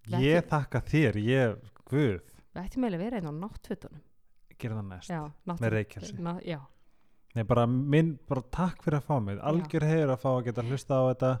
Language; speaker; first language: Icelandic; native; Icelandic